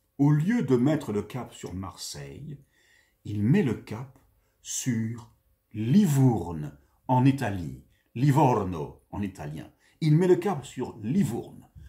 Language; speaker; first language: French; native; French